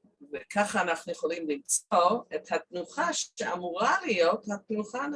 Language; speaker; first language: Hebrew; non-native, fluent; English